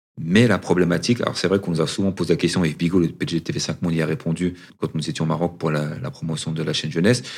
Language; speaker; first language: French; early bilingual, other home language; Arabic